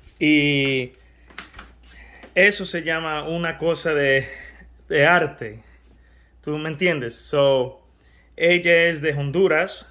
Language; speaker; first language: Spanish; early bilingual, heritage; Spanish